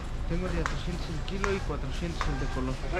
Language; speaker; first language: Spanish; native; Spanish